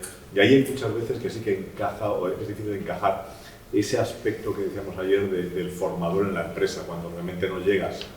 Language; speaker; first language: Spanish; native; Spanish